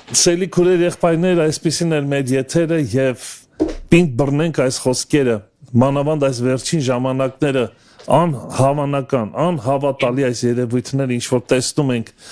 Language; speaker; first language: Armenian; native; Armenian